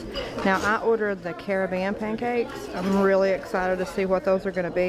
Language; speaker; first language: English; native; English